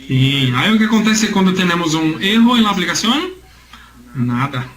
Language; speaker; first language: Spanish; non-native, learner; Portuguese